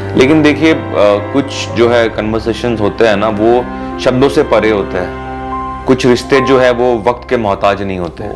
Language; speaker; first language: Hindi; native; Hindi